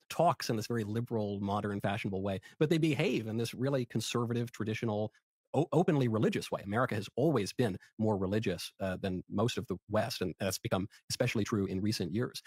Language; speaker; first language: English; native; English